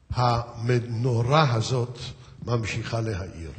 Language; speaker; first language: Hebrew; early bilingual, other home language; Yiddish